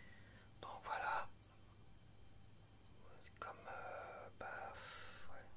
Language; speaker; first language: French; native; French